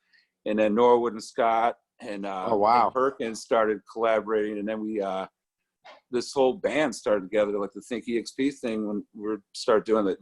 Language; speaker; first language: English; native; English